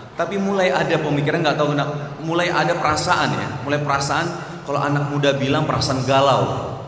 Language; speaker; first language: Indonesian; native; Indonesian